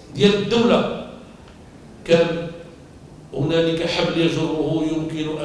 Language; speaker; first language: Arabic; native; Arabic